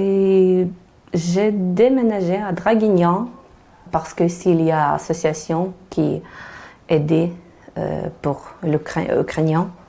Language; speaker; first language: French; non-native, learner; Ukrainian